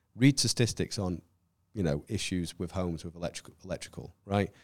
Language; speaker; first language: English; native; English